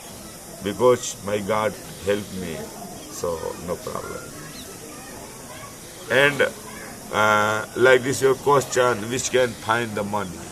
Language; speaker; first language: English; non-native, learner; Hindi